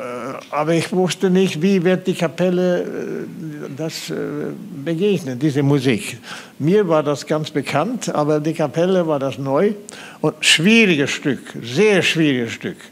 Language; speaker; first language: German; non-native, fluent; Swedish